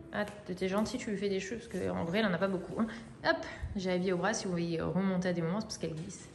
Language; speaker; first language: French; native; French